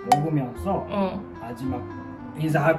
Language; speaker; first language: Korean; non-native, learner; Japanese